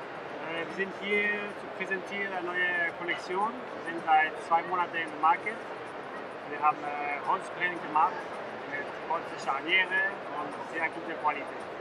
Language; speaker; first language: German; non-native, learner; Spanish